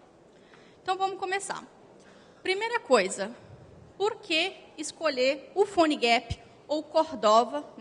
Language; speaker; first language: Portuguese; native; Portuguese